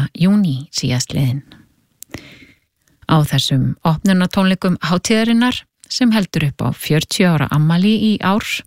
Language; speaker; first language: Icelandic; native; Icelandic